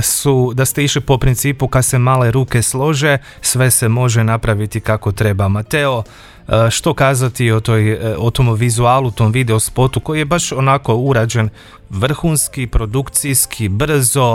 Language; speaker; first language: Croatian; native; Croatian